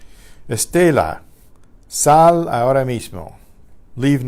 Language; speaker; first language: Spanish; non-native, fluent; English